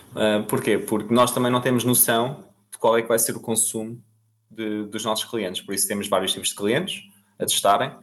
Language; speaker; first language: Portuguese; native; Portuguese